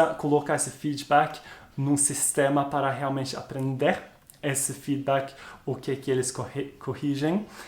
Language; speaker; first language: Portuguese; non-native, fluent; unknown